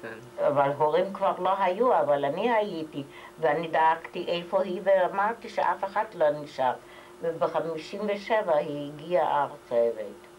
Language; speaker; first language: Hebrew; non-native, fluent; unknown